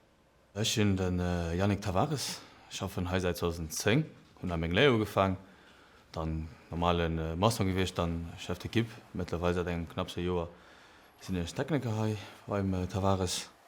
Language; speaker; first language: German; non-native, local second language; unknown